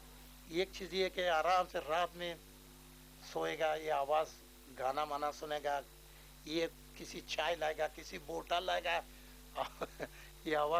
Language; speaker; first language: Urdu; non-native, learner; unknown